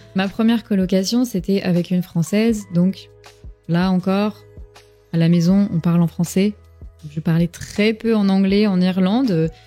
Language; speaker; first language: French; native; French